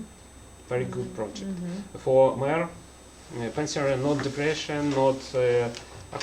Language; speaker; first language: English; non-native, learner; Russian